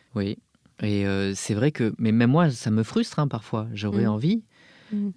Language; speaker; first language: French; native; French